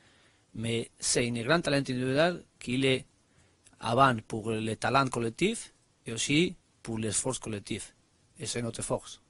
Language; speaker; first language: French; non-native, learner; Spanish